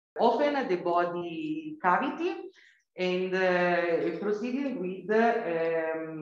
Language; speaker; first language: English; non-native, learner; Italian